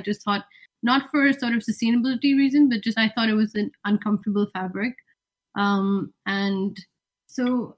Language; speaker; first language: English; non-native, local second language; Hindi